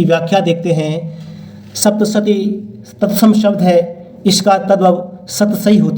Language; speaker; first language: Hindi; native; Hindi